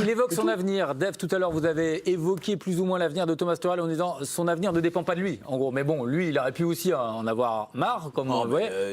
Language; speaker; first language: French; native; French